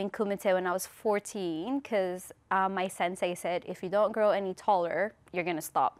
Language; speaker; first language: English; non-native, local second language; Filipino